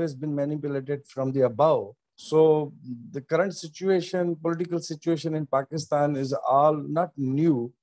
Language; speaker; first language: English; non-native, local second language; Sindhi